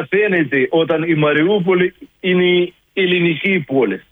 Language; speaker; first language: Greek; non-native, learner; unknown